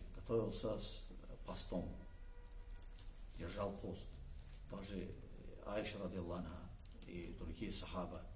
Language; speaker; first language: Russian; non-native, learner; Azerbaijani